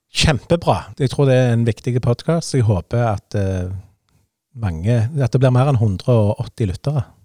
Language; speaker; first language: Norwegian; native; Norwegian